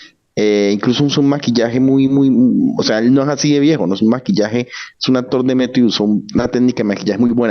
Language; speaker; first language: Spanish; native; Spanish